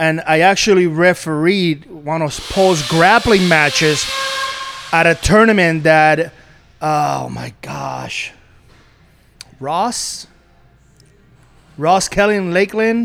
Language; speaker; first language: English; non-native, fluent; Spanish